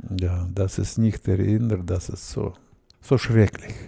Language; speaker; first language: German; non-native, learner; Russian